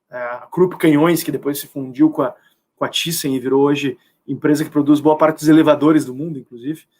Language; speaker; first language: Portuguese; native; Portuguese